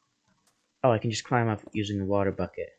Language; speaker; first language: English; native; English